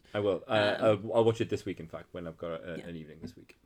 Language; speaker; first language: English; native; English